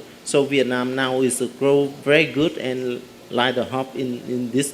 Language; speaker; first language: English; non-native, learner; Vietnamese